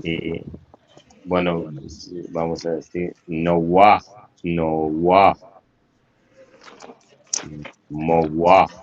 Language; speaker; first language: Spanish; non-native, fluent; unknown